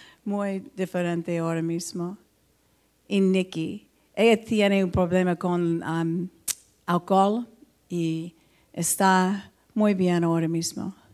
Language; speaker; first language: Spanish; non-native, learner; English